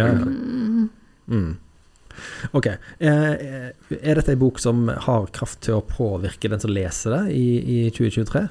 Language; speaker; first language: Norwegian; native; Norwegian